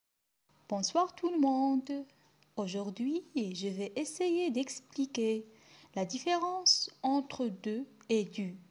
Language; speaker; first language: French; non-native, local second language; Arabic